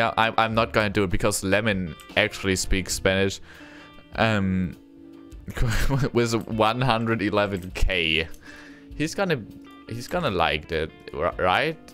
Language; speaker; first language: English; non-native, fluent; German